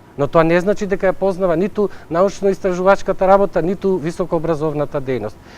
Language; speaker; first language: Macedonian; native; Macedonian